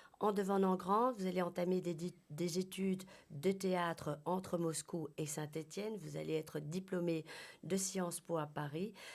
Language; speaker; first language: French; native; French